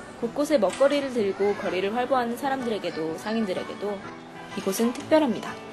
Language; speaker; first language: Korean; native; Korean